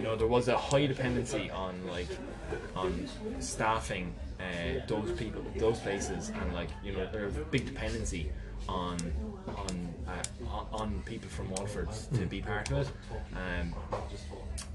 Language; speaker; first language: English; native; English